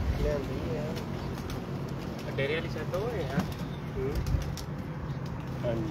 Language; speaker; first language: Hindi; non-native, local second language; Punjabi